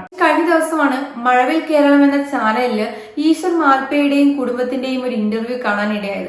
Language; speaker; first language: Malayalam; native; Malayalam